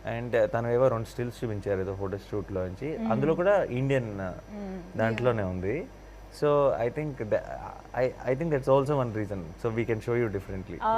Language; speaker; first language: Telugu; native; Telugu